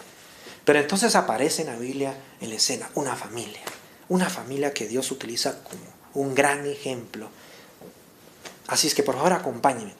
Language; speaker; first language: Spanish; native; Spanish